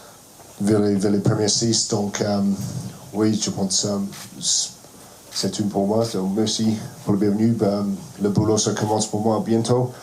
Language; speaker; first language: French; non-native, fluent; English